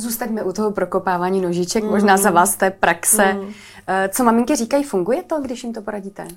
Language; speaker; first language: Czech; native; Czech